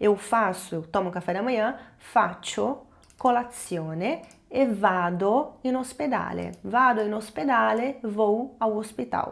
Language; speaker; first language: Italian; non-native, fluent; Portuguese